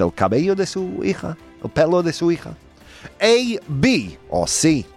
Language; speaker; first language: Spanish; non-native, fluent; English